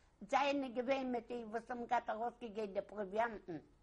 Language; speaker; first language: German; non-native, learner; Yiddish